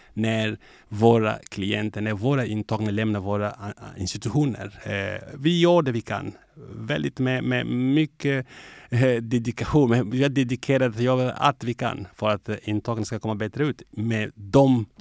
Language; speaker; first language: Swedish; non-native, fluent; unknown